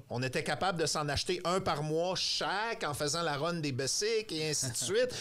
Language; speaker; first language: French; native; French